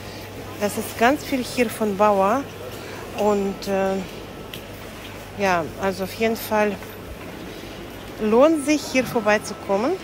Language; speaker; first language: German; non-native, fluent; Latvian